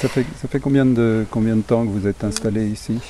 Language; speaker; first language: French; native; French